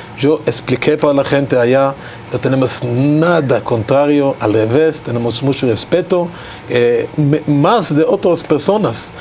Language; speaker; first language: Spanish; non-native, learner; Hebrew